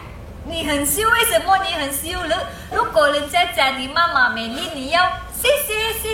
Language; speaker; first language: Chinese; non-native, local second language; Malay